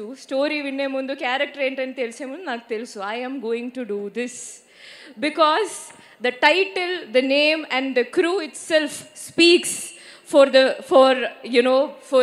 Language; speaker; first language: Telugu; non-native, fluent; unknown